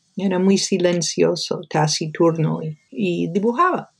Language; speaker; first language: Spanish; non-native, fluent; English